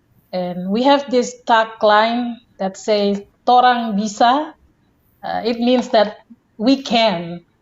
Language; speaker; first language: English; non-native, fluent; Indonesian